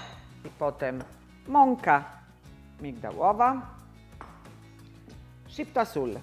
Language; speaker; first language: Polish; non-native, learner; Italian